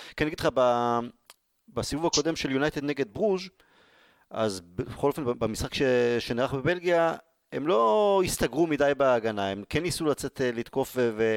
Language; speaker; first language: Hebrew; native; Hebrew